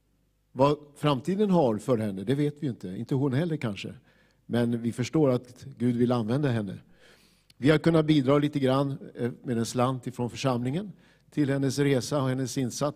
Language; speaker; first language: Swedish; native; Swedish